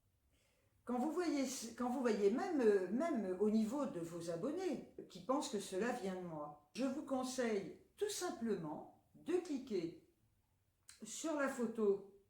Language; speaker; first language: French; native; French